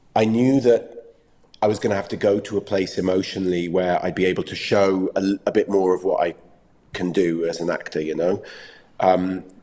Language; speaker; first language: English; native; English